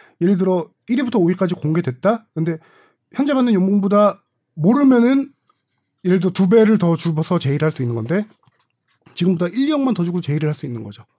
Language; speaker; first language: Korean; native; Korean